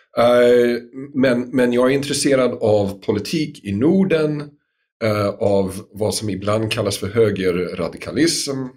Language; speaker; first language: Swedish; non-native, fluent; English